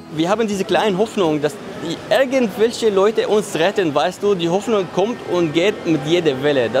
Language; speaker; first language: German; non-native, fluent; Arabic